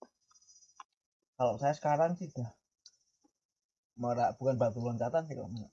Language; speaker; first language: Indonesian; native; Indonesian